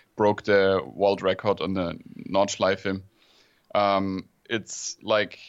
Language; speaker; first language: English; non-native, fluent; German